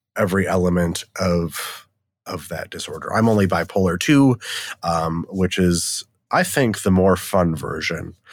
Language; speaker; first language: English; native; English